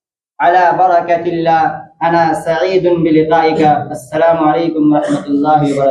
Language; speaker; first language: Arabic; non-native, learner; Urdu